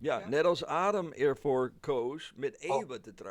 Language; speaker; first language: Dutch; non-native, fluent; English